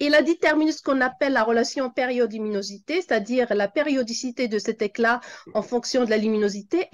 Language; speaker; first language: French; non-native, local second language; Arabic